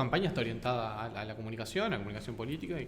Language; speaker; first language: Spanish; native; Spanish